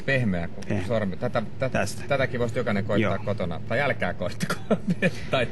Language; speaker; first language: Finnish; native; Finnish